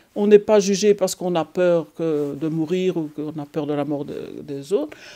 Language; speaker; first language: French; native; French